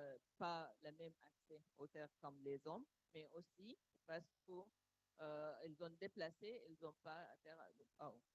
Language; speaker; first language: French; non-native, learner; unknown